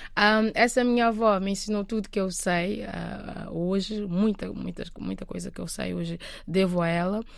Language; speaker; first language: Portuguese; non-native, local second language; Kabuverdianu